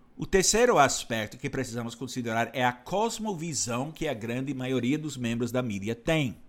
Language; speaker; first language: Portuguese; non-native, fluent; English